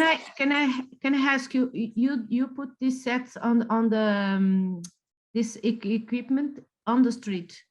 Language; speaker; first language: English; non-native, fluent; Portuguese